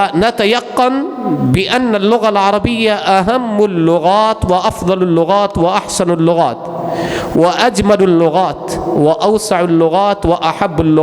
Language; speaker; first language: Arabic; non-native, fluent; Urdu